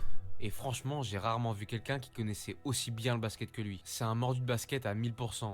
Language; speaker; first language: French; native; French